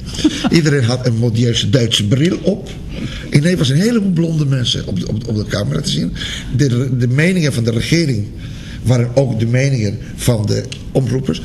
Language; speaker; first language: Dutch; non-native, fluent; Spanish